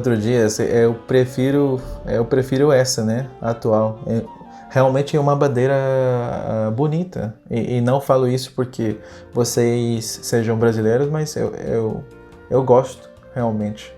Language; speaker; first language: Portuguese; non-native, fluent; Spanish